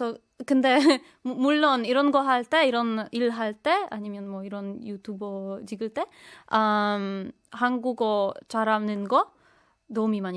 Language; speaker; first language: Korean; non-native, fluent; Polish